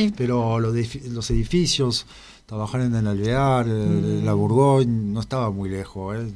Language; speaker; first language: Spanish; non-native, fluent; French